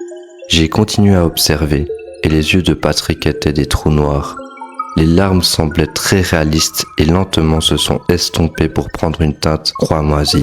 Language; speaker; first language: French; native; French